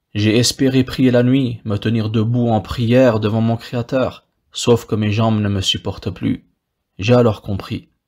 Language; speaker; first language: French; non-native, local second language; Wolof